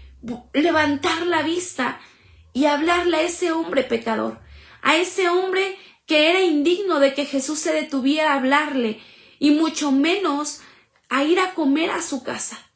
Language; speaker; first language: Spanish; native; Spanish